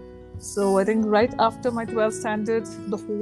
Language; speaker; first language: English; non-native, local second language; Urdu